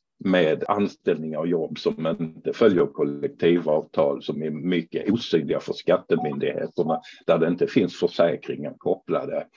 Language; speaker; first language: Swedish; non-native, fluent; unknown